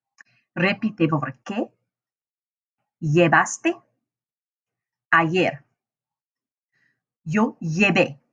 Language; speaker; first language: Spanish; non-native, fluent; English